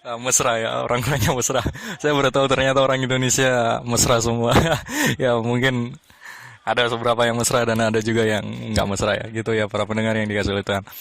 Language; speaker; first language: Indonesian; native; Indonesian